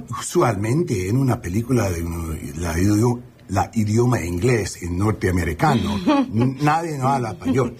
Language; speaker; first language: Spanish; non-native, learner; English